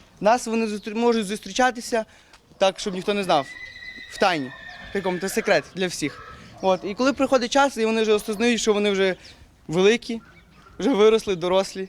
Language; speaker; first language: Ukrainian; non-native, local second language; Romany